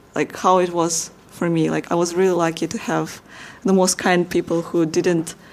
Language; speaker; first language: English; non-native, fluent; Russian